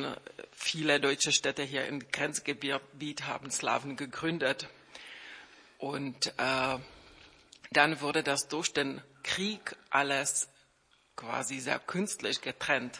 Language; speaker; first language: German; non-native, fluent; Czech